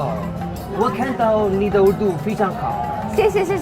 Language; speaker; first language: Chinese; non-native, learner; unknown